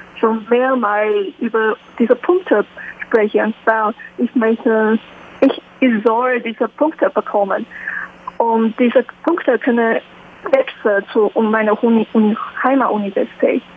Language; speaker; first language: German; non-native, learner; Chinese